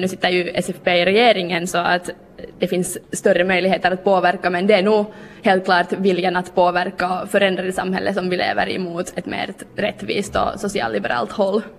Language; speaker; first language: Swedish; native; Swedish